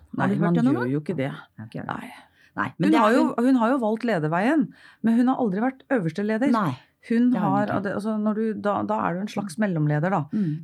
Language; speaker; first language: Norwegian; native; Norwegian